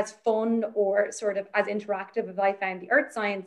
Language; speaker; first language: English; native; English